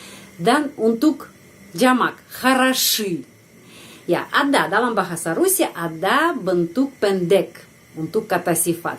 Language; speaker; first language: Indonesian; non-native, fluent; Russian